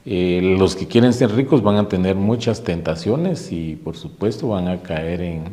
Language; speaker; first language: Spanish; native; Spanish